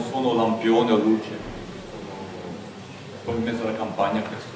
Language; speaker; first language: Italian; native; Italian